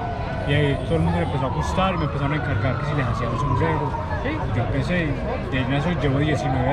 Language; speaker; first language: Spanish; native; Spanish